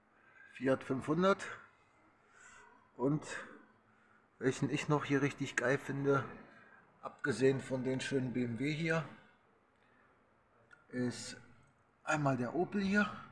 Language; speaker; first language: German; native; German